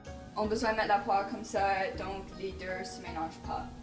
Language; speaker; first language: French; non-native, fluent; English